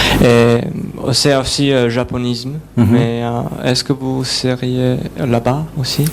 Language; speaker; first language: French; non-native, learner; Serbian